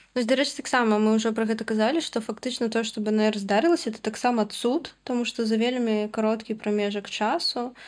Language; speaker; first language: Belarusian; non-native, local second language; Russian